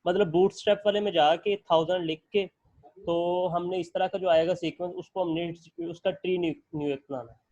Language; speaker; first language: Hindi; non-native, local second language; Punjabi